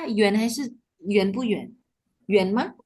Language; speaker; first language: Chinese; non-native, fluent; Indonesian